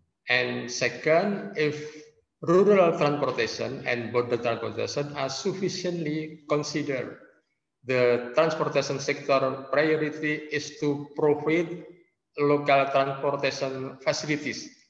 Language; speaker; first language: English; non-native, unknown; Indonesian